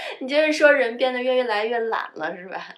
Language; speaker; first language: Chinese; native; Chinese